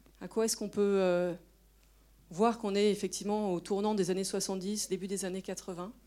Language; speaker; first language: French; native; French